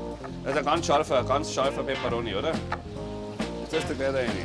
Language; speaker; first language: German; native; German